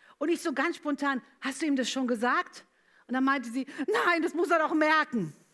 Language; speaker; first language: German; early bilingual, other home language; Italian